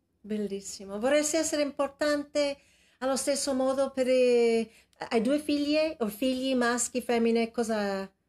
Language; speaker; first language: Italian; non-native, fluent; English